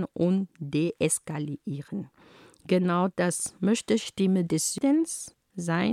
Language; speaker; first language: German; non-native, fluent; Ghomala